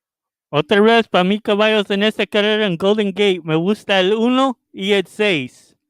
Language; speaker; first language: Spanish; early bilingual, heritage; Spanish